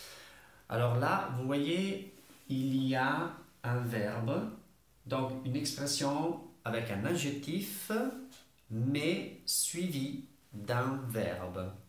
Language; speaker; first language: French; non-native, fluent; Italian